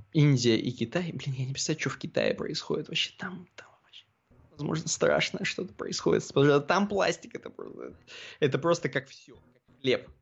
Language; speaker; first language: Russian; native; Russian